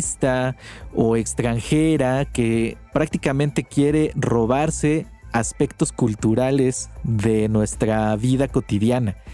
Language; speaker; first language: Spanish; native; Spanish